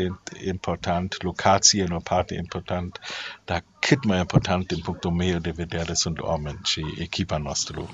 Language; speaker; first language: Romanian; non-native, learner; German